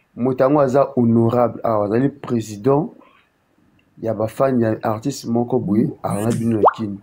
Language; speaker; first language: Lingala; native; Lingala